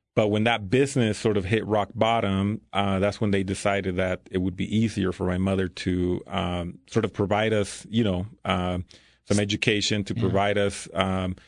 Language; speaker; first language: English; early bilingual, other home language; Spanish